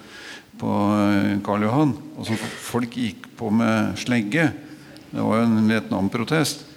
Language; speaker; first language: Norwegian; native; Norwegian